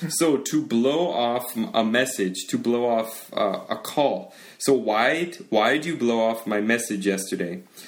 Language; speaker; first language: English; native; English